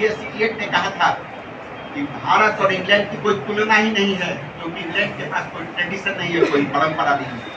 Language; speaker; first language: Hindi; native; Hindi